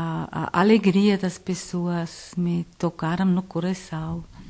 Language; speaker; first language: Portuguese; non-native, learner; Italian